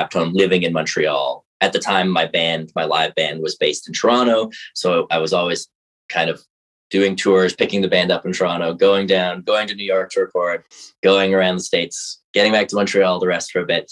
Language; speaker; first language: English; native; English